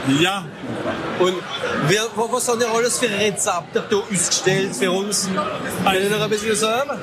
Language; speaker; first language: German; native; German